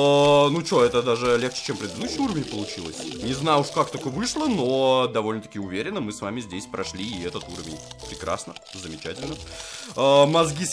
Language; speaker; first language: Russian; native; Russian